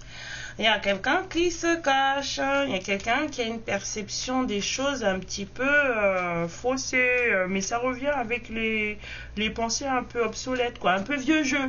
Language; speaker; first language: French; native; French